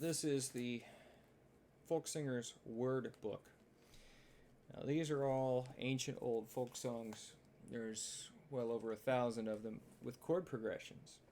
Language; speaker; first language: English; native; English